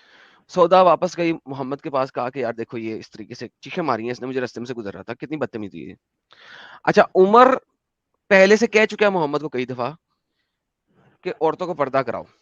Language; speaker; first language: Hindi; native; Hindi